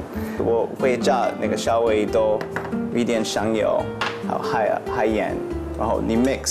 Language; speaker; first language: Chinese; non-native, learner; English